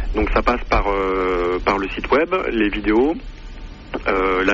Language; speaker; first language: French; native; French